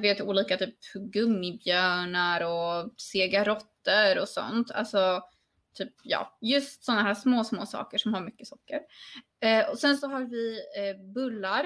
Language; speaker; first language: Swedish; non-native, fluent; Polish